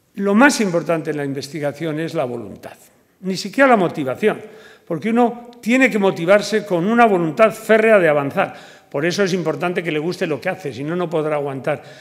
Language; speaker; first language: Spanish; native; Spanish